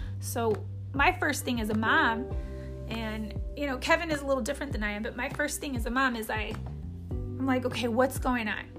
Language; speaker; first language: English; native; English